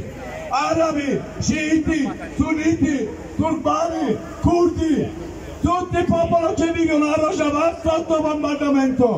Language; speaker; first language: Italian; non-native, learner; Kurdish